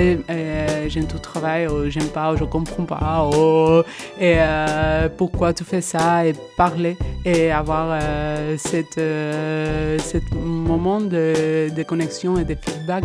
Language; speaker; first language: French; non-native, fluent; Spanish